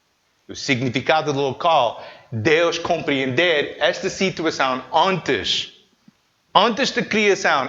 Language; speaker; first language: Portuguese; non-native, learner; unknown